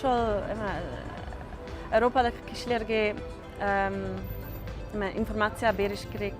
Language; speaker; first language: Kyrgyz; non-native, learner; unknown